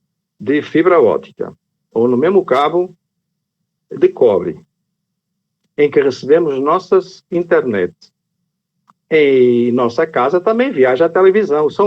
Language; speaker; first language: Portuguese; native; Portuguese